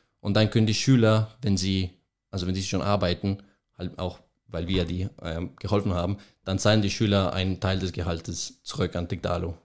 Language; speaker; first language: German; non-native, fluent; Spanish